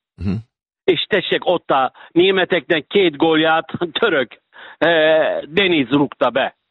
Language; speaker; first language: Hungarian; non-native, fluent; Turkish